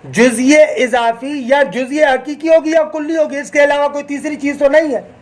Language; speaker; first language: Urdu; non-native, local second language; Sindhi